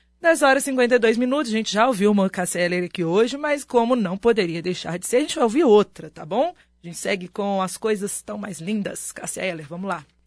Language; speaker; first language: Portuguese; native; Portuguese